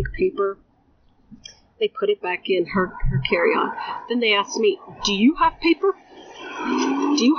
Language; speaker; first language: English; early bilingual, other home language; Spanish